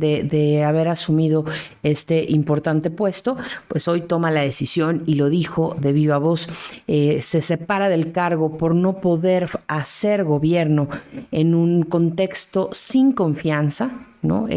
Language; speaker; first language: Spanish; native; Spanish